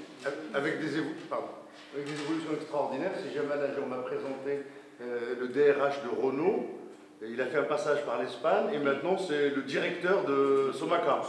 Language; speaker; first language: French; non-native, local second language; Arabic